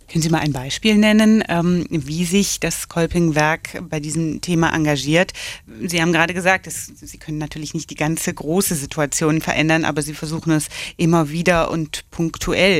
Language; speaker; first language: German; native; German